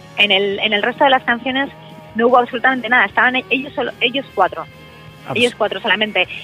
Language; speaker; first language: Spanish; native; Spanish